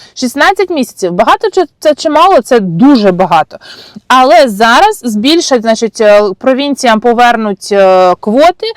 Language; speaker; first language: Ukrainian; non-native, local second language; Russian